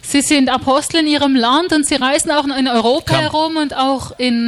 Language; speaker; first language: German; native; German